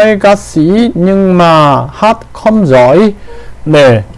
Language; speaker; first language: Vietnamese; non-native, learner; Korean